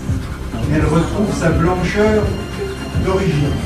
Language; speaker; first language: French; native; French